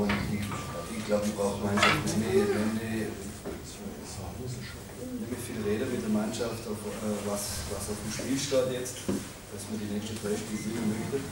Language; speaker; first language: German; non-native, fluent; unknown